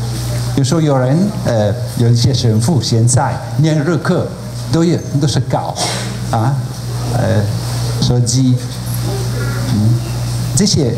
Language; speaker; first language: Chinese; non-native, fluent; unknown